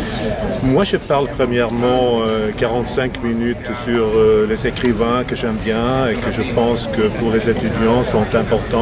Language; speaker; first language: French; non-native, fluent; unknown